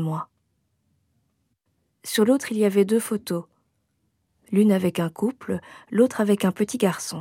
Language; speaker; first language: French; native; French